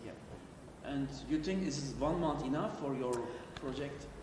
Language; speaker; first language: English; non-native, learner; Turkish